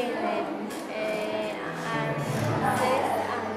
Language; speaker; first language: Spanish; non-native, learner; Italian